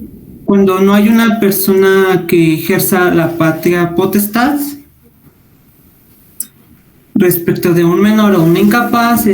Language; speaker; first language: Spanish; native; Spanish